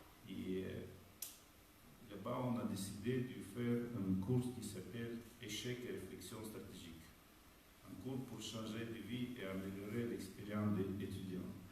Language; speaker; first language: French; non-native, fluent; Romanian